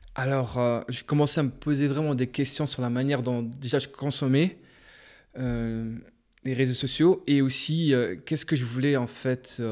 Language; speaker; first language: French; native; French